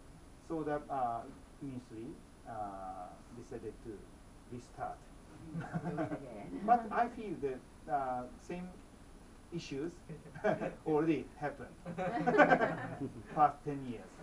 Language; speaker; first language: English; non-native, fluent; Japanese